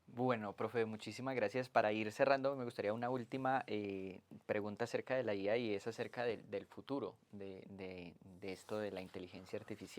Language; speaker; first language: Spanish; native; Spanish